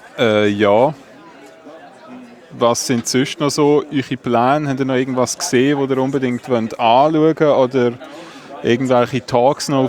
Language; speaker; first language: German; native; German